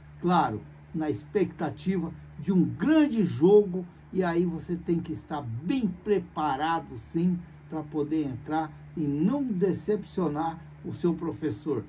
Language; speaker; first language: Portuguese; native; Portuguese